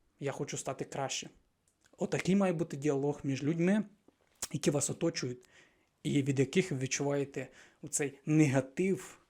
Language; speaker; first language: Ukrainian; non-native, local second language; Russian